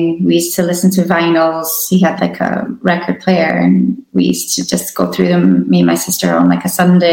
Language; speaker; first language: English; native; English